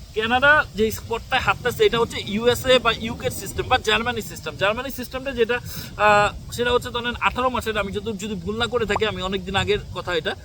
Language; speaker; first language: Bangla; native; Bangla